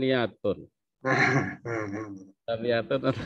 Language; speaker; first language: Arabic; non-native, learner; Indonesian